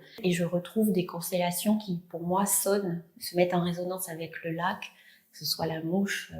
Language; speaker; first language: French; native; French